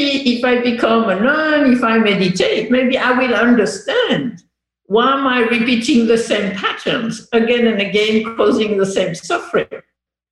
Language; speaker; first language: English; non-native, fluent; French